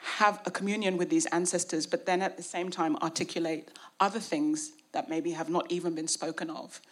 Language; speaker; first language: English; native; English